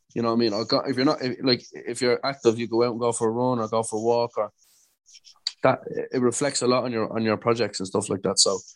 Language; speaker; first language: English; native; English